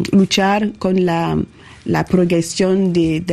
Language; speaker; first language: Spanish; non-native, learner; French